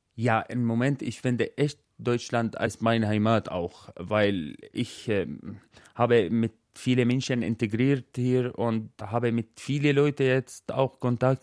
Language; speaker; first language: German; non-native, learner; Arabic